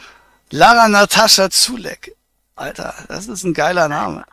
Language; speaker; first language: German; native; German